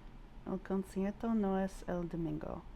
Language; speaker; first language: Spanish; non-native, learner; English